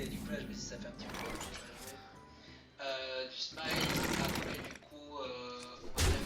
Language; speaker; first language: French; native; French